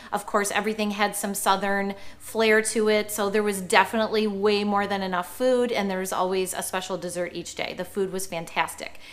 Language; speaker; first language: English; native; English